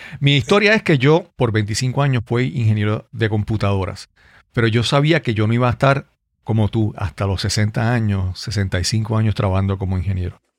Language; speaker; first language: Spanish; native; Spanish